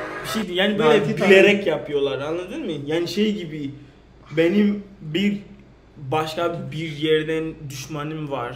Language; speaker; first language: Turkish; non-native, learner; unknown